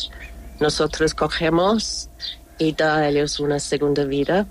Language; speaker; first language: Spanish; non-native, learner; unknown